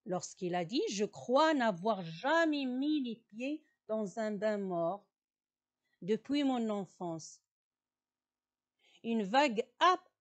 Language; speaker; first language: French; non-native, local second language; Arabic